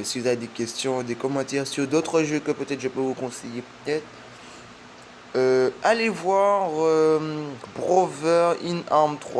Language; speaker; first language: French; native; French